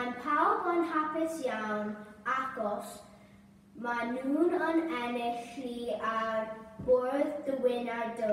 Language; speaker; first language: Welsh; non-native, local second language; English